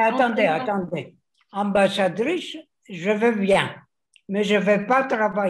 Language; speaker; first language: French; non-native, fluent; Greek